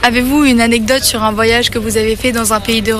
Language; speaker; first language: French; native; French